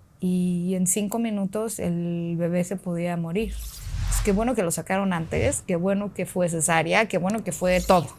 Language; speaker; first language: Spanish; early bilingual, other home language; Russian